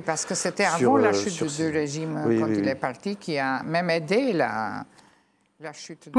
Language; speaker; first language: French; non-native, fluent; Albanian